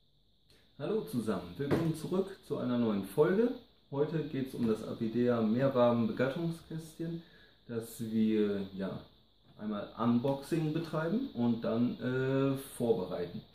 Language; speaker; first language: German; native; German